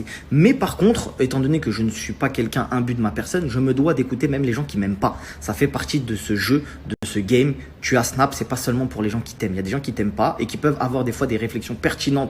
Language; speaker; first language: French; native; French